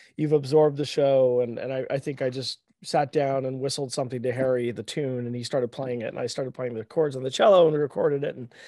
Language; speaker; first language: English; native; English